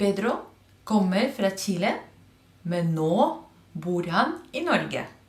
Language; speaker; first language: Norwegian; non-native, fluent; Spanish